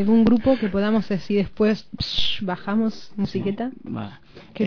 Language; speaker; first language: Spanish; native; Spanish